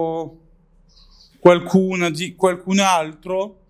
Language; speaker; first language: Italian; non-native, learner; French